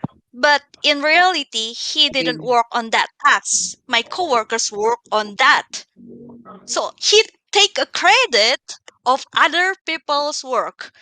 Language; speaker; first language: English; non-native, fluent; Indonesian